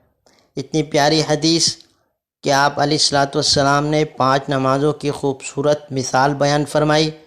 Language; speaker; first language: Urdu; native; Urdu